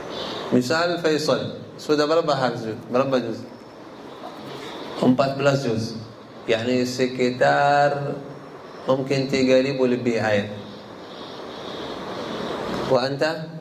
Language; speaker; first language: Indonesian; non-native, learner; Arabic